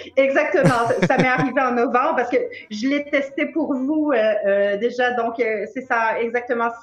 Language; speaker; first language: French; native; French